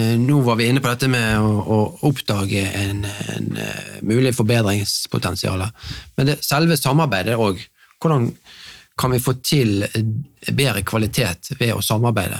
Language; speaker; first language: Norwegian; native; Norwegian